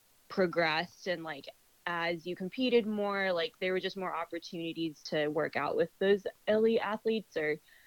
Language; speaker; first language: English; native; English